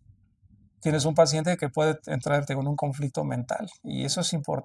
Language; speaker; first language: Spanish; native; Spanish